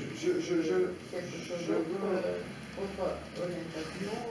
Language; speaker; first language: French; non-native, fluent; Russian